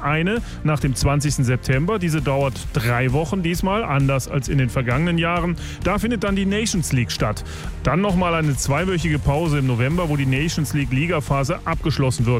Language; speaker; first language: German; native; German